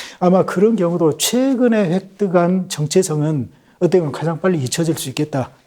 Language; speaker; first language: Korean; native; Korean